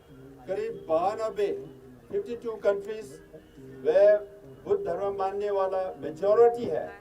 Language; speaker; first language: Hindi; non-native, fluent; Tibetan